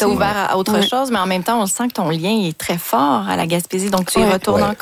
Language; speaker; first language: French; native; French